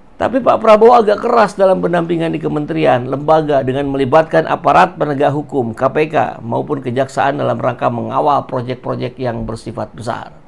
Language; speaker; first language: Indonesian; native; Indonesian